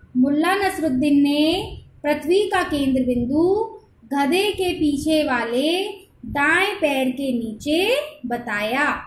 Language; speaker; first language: Hindi; native; Hindi